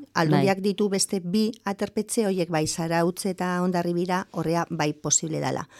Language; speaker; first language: Basque; non-native, local second language; Spanish